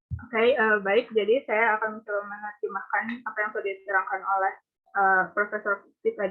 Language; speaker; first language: Indonesian; native; Indonesian